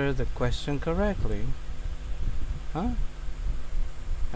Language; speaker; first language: English; non-native, fluent; Spanish